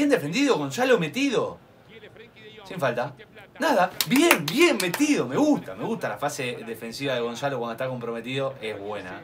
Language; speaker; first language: Spanish; native; Spanish